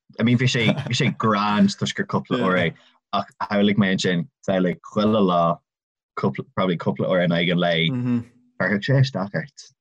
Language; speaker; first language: Irish; non-native, local second language; English